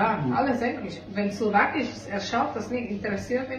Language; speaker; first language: German; non-native, learner; Slovak